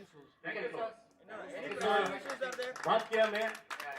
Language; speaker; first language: Hindi; non-native, local second language; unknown